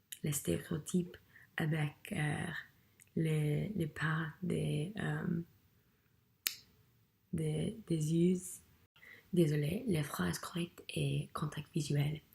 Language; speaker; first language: French; non-native, learner; English